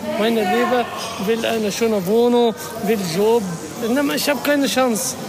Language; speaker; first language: German; non-native, learner; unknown